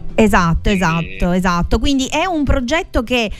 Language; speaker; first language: Italian; native; Italian